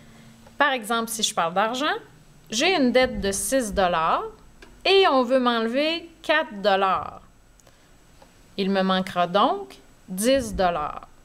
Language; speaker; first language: French; native; French